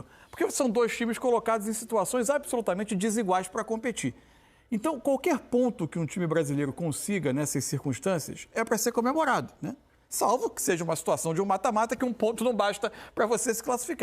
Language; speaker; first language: Portuguese; native; Portuguese